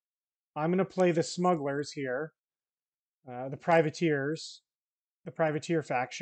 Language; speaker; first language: English; native; English